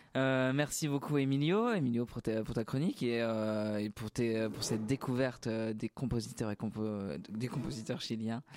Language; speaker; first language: French; native; French